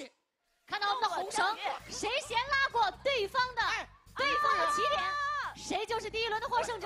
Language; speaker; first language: Chinese; native; Chinese